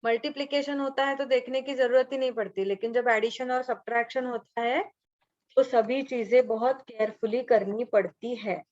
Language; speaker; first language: Hindi; non-native, local second language; Marathi